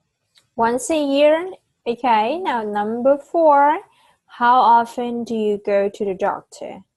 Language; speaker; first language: English; non-native, fluent; Vietnamese